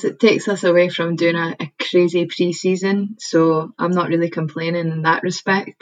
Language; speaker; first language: English; native; English